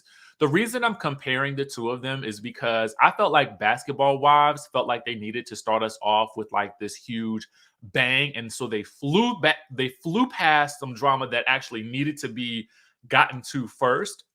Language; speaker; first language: English; native; English